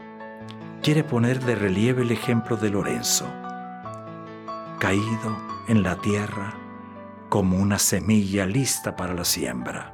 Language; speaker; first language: Spanish; native; Spanish